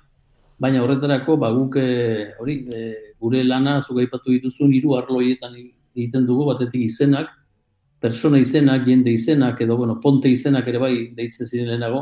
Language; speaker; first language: Basque; native; Basque